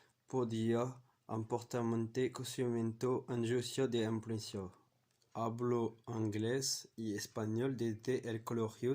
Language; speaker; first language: Spanish; non-native, learner; French